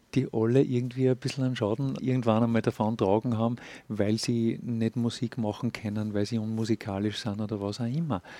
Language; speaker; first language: German; native; German